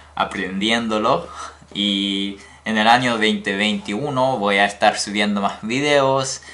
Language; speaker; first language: Spanish; non-native, fluent; Japanese